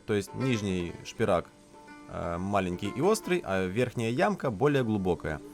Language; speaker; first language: Russian; native; Russian